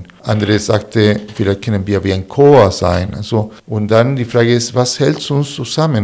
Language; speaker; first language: German; non-native, fluent; Spanish